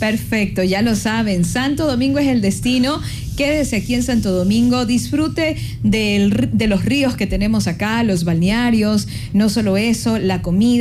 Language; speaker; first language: Spanish; native; Spanish